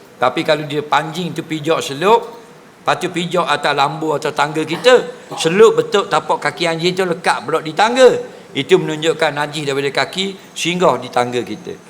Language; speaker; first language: Malay; native; Malay